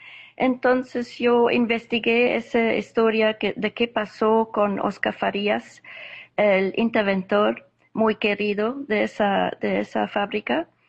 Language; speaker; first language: Spanish; non-native, fluent; English